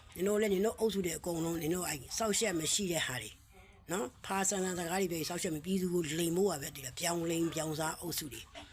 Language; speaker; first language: Burmese; native; Burmese